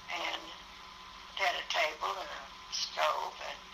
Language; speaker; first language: English; native; English